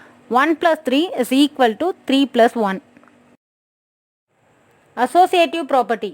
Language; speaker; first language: English; non-native, local second language; Tamil